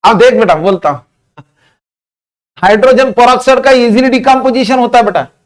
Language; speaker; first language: Hindi; non-native, local second language; Marathi